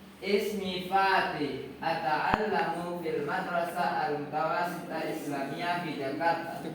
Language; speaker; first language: Arabic; non-native, learner; Indonesian